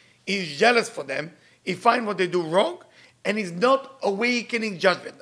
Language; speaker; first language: English; non-native, fluent; Hebrew